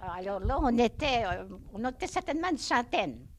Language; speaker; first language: French; native; French